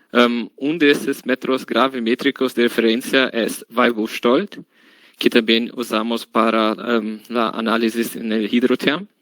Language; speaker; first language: Spanish; non-native, learner; German